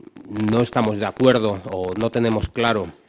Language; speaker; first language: Spanish; native; Spanish